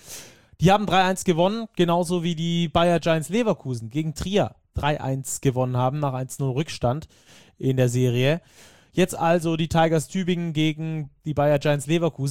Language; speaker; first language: German; native; German